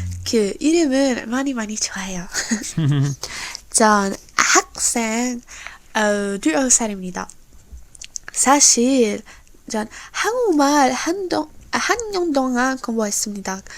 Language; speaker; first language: Korean; non-native, learner; Arabic